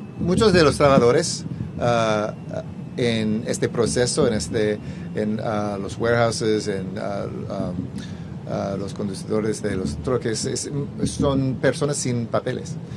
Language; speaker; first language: Spanish; early bilingual, heritage; English